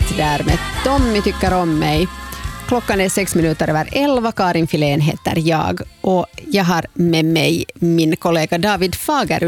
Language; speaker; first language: Swedish; native; Swedish